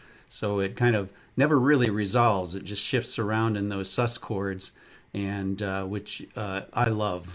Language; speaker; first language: English; native; English